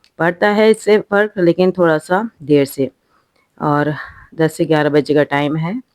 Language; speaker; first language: Hindi; native; Hindi